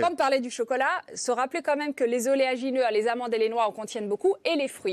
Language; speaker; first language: French; native; French